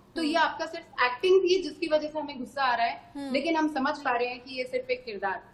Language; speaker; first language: Hindi; native; Hindi